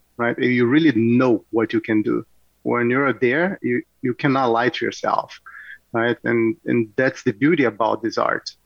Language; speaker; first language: English; non-native, fluent; Portuguese